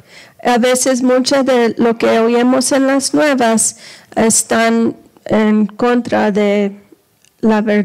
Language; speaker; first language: Spanish; early bilingual, heritage; Spanish